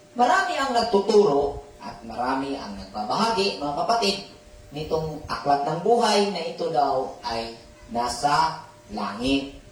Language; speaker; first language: Filipino; non-native, local second language; Cebuano